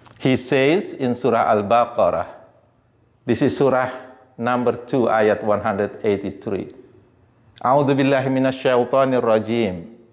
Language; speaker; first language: English; non-native, fluent; Indonesian